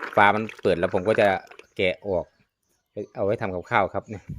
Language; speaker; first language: Thai; native; Thai